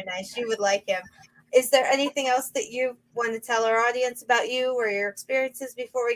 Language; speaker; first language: English; native; English